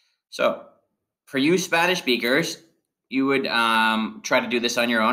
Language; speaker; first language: English; early bilingual, other home language; Spanish